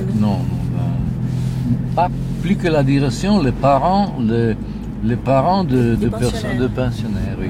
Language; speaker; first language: French; non-native, learner; Italian